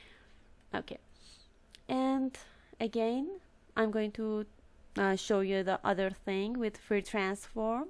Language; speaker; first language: English; non-native, fluent; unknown